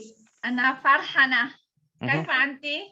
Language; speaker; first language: Arabic; non-native, learner; Malay